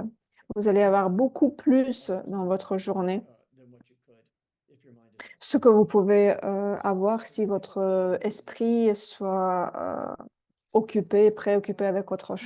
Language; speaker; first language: French; non-native, fluent; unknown